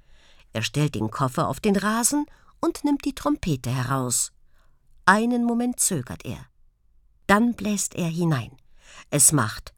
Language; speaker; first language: German; native; German